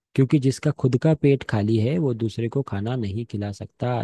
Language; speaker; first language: Hindi; non-native, local second language; Marathi